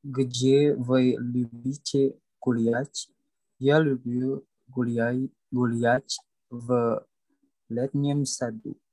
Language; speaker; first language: Russian; non-native, learner; Indonesian